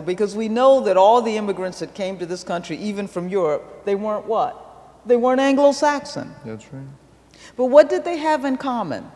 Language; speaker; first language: English; native; English